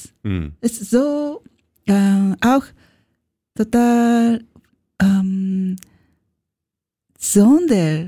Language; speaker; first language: German; non-native, learner; Japanese